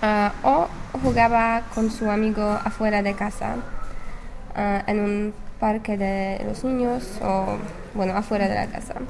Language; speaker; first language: Spanish; non-native, fluent; English